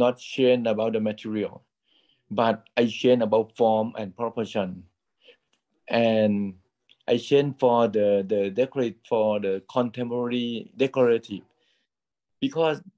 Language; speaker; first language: English; non-native, learner; Thai